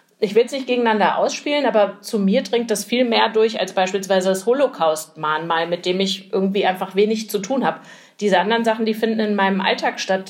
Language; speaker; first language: German; native; German